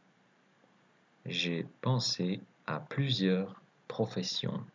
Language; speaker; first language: French; native; French